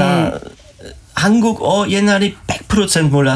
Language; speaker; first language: Korean; non-native, learner; German